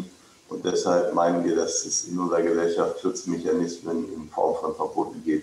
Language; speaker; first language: German; native; German